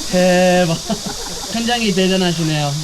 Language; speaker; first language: Korean; non-native, fluent; English